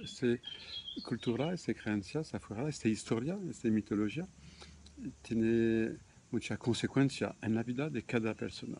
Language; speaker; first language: Spanish; non-native, fluent; French